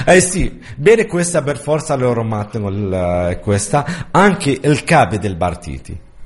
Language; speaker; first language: Italian; non-native, learner; Arabic